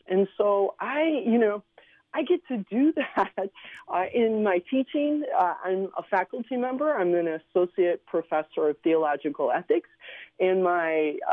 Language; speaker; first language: English; early bilingual, other home language; Slovenian